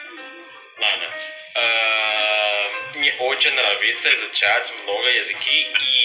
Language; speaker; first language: Russian; non-native, learner; Indonesian